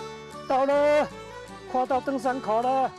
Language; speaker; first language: Chinese; native; Chinese